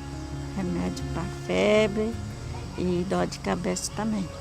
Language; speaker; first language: Portuguese; non-native, local second language; Guarani